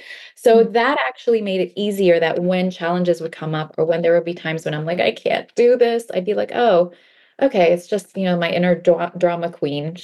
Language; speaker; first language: English; early bilingual, other home language; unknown